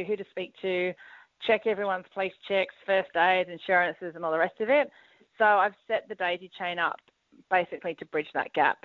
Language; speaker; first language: English; native; English